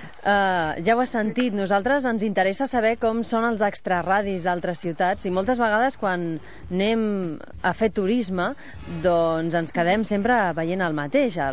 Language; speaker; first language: Catalan; native; Catalan